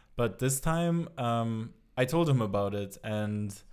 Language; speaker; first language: English; non-native, fluent; German